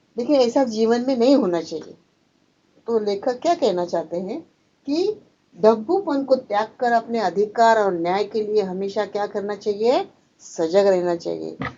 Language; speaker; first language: Hindi; non-native, local second language; Marathi